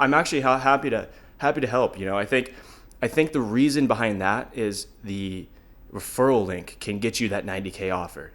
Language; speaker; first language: English; native; English